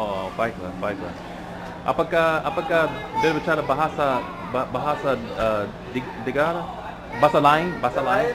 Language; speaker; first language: Indonesian; non-native, learner; English